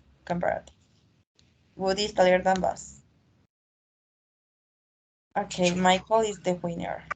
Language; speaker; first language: English; non-native, learner; Spanish